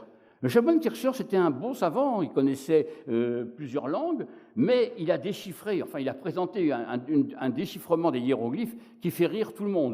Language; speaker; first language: French; native; French